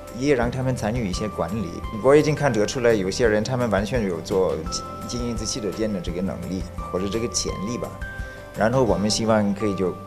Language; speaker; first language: Chinese; non-native, fluent; German